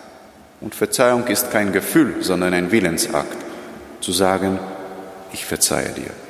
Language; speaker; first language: German; non-native, fluent; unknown